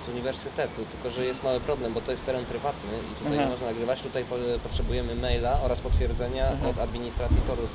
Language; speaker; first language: Polish; native; Polish